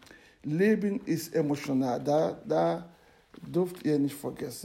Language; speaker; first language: German; non-native, learner; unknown